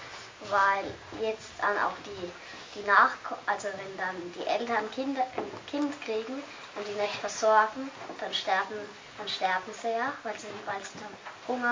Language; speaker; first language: German; native; German